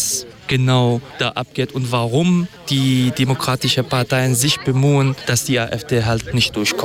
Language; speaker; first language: German; non-native, fluent; Kurdish